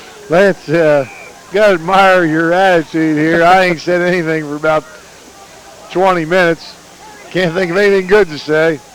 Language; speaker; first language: English; native; English